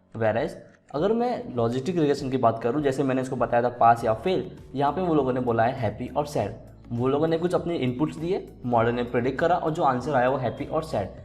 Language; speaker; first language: Hindi; native; Hindi